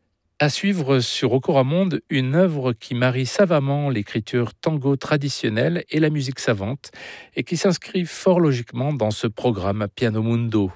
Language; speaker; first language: French; native; French